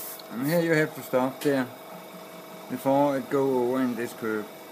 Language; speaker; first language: English; non-native, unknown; Danish